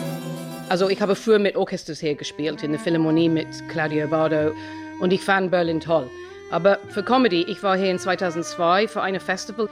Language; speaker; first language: German; non-native, fluent; English